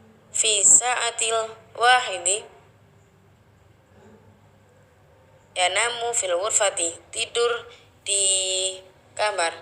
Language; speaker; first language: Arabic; non-native, learner; Indonesian